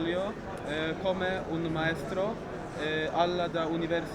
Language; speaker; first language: Italian; non-native, learner; Polish